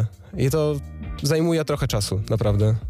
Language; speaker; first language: Polish; non-native, fluent; Ukrainian